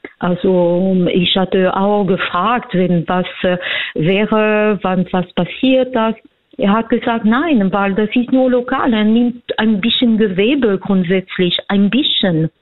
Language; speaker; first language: German; non-native, fluent; French